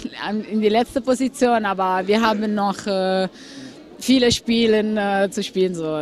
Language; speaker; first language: German; non-native, fluent; Italian